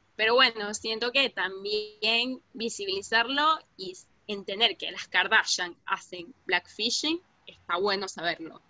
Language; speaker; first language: Spanish; native; Spanish